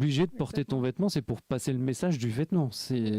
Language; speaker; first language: French; native; French